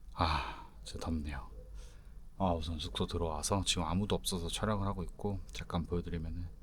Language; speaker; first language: Korean; native; Korean